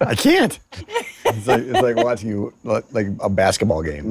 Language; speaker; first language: English; native; English